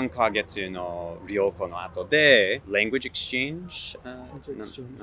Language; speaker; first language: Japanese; non-native, learner; English